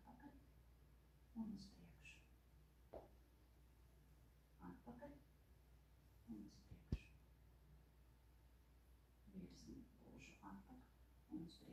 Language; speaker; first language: Latvian; non-native, learner; Russian